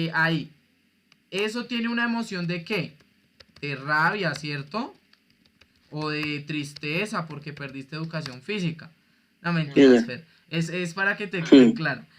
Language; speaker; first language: Spanish; native; Spanish